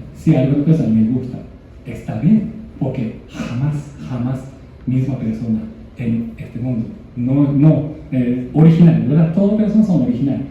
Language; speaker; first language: Spanish; non-native, learner; Japanese